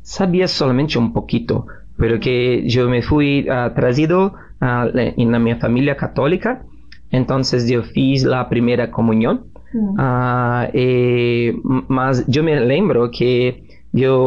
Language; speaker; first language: Spanish; non-native, learner; Portuguese